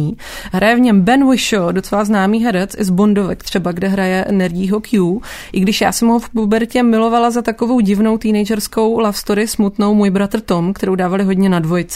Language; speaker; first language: Czech; native; Czech